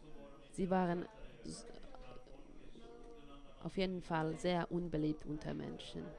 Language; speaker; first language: German; non-native, fluent; Finnish